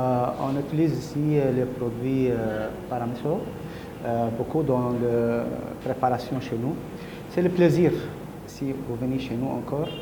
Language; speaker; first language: French; non-native, learner; Arabic